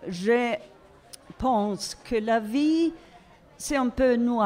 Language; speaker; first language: French; non-native, learner; Swedish